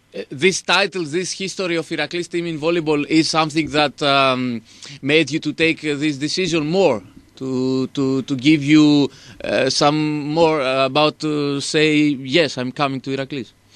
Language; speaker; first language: English; non-native, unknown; Greek